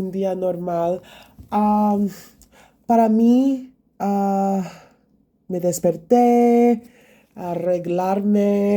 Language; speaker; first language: Spanish; non-native, learner; English